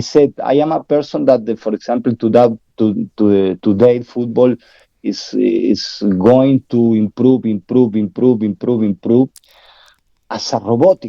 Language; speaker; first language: English; non-native, learner; Spanish